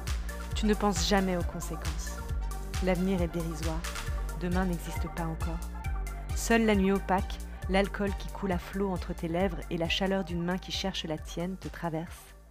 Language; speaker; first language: French; native; French